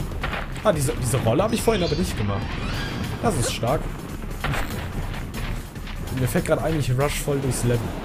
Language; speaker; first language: German; native; German